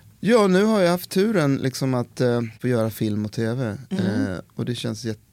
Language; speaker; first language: Swedish; native; Swedish